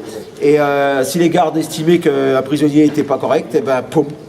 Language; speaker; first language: French; native; French